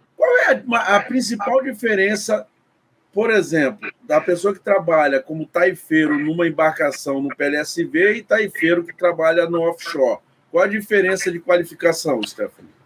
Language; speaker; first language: Portuguese; native; Portuguese